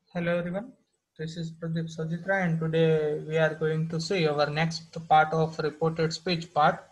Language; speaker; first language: English; non-native, local second language; Gujarati